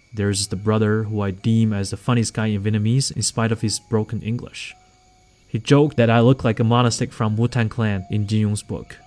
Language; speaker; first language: English; non-native, fluent; Chinese